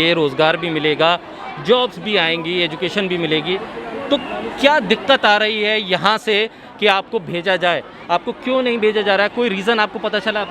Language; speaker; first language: Hindi; native; Hindi